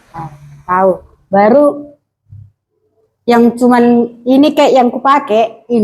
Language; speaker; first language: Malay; non-native, local second language; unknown